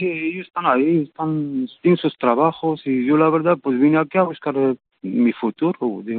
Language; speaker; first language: Spanish; non-native, fluent; Arabic